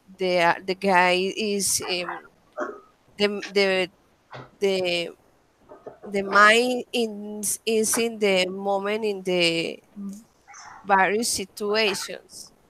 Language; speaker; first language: English; non-native, learner; Spanish